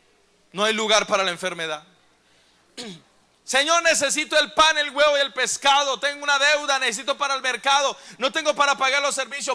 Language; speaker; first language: Spanish; native; Spanish